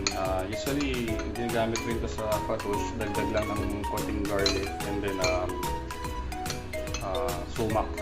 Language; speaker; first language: Filipino; native; Filipino